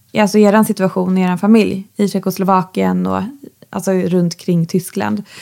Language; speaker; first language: Swedish; native; Swedish